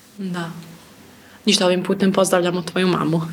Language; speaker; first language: Serbian; native; Serbian